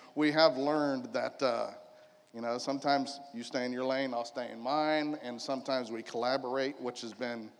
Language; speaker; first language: English; native; English